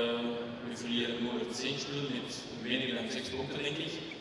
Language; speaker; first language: German; non-native, learner; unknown